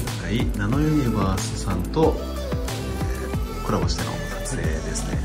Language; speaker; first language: Japanese; native; Japanese